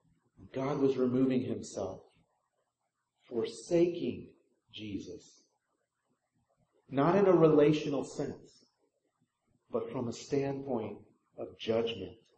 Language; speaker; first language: English; native; English